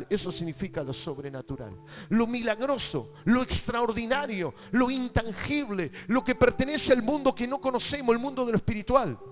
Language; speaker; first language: Spanish; native; Spanish